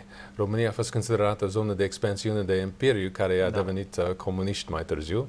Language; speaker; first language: Romanian; non-native, learner; English